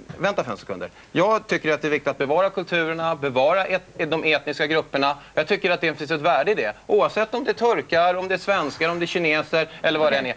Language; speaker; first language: Swedish; native; Swedish